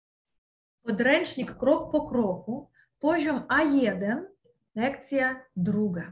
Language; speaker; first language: Polish; non-native, learner; Russian